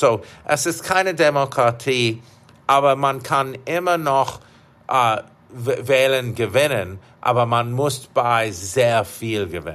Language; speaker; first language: German; non-native, fluent; English